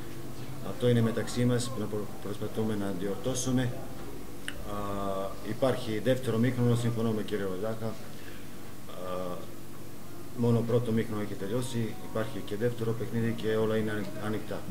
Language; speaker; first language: Greek; non-native, fluent; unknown